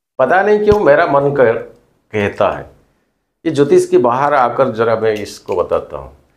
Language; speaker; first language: Hindi; non-native, local second language; Odia